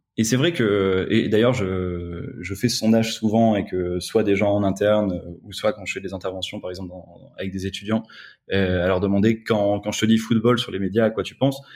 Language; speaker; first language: French; native; French